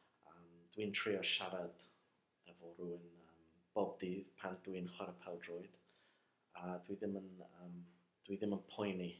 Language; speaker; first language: Welsh; non-native, fluent; English